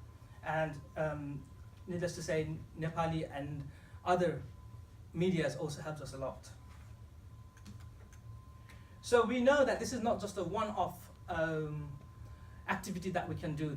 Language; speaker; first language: English; non-native, fluent; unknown